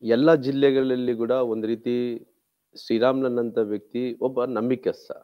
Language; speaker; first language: Kannada; non-native, local second language; Telugu